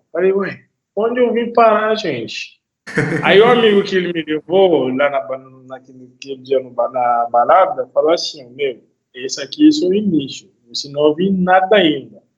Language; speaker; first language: Portuguese; non-native, fluent; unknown